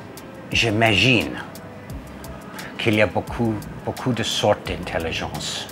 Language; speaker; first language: French; non-native, fluent; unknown